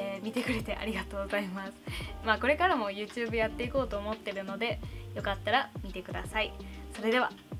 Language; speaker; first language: Japanese; non-native, fluent; Telugu